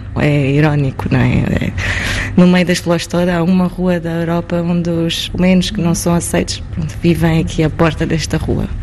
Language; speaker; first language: Portuguese; early bilingual, heritage; Portuguese